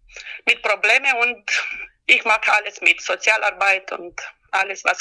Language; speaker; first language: German; non-native, learner; Romanian